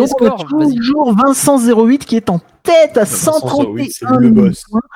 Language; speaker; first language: French; native; French